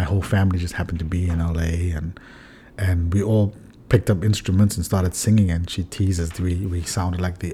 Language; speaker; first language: English; native; English